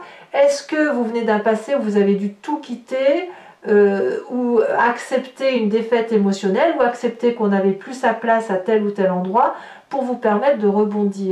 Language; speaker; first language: French; native; French